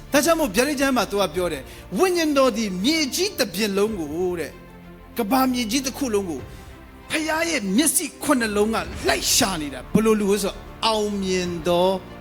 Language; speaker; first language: Burmese; non-native, local second language; Kachin